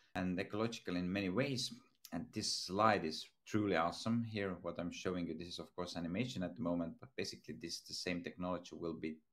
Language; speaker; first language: English; non-native, fluent; Estonian